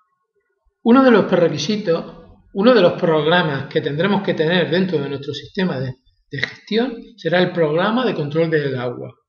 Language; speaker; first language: Spanish; native; Spanish